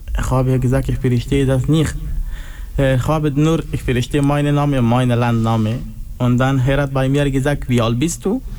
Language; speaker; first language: German; non-native, learner; Pashto